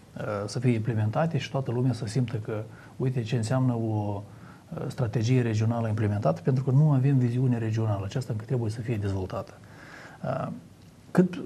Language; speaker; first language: Romanian; native; Romanian